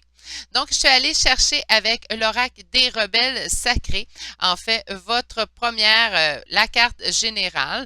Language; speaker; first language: French; native; French